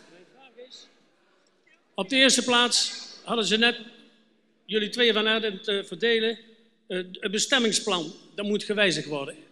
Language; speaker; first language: Dutch; native; Dutch